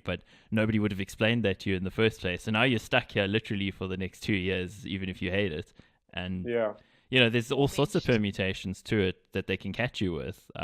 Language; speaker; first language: English; native; English